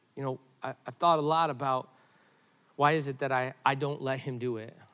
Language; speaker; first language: English; native; English